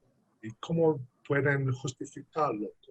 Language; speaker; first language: Spanish; non-native, fluent; English